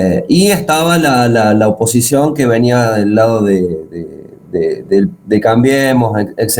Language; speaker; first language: Spanish; native; Spanish